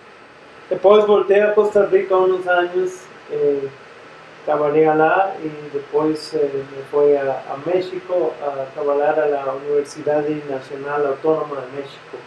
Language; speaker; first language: Portuguese; non-native, fluent; Spanish